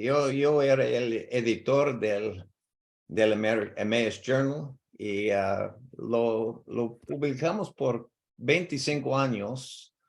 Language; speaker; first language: Spanish; non-native, learner; English